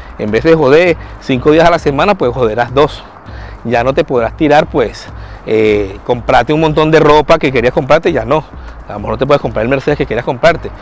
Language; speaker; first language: Spanish; native; Spanish